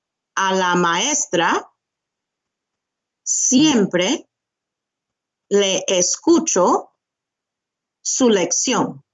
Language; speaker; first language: Spanish; non-native, fluent; English